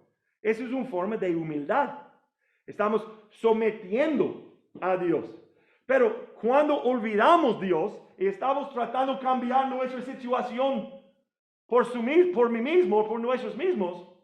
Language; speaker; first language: Spanish; non-native, learner; English